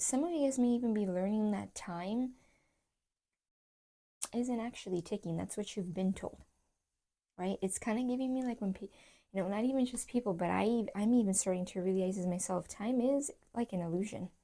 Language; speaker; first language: English; native; English